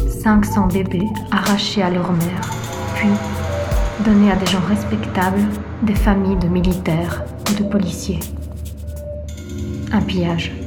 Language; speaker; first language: French; native; French